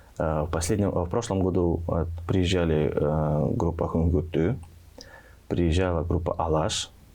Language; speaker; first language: Russian; non-native, local second language; Tuvinian